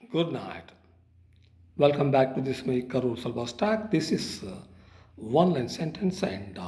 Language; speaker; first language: English; non-native, local second language; Tamil